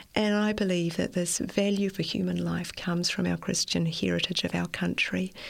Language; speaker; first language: English; native; English